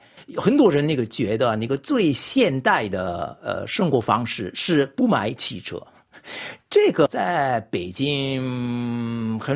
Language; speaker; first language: Chinese; non-native, fluent; French